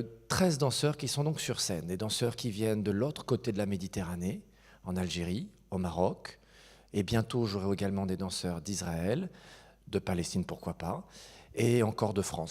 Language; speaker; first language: French; native; French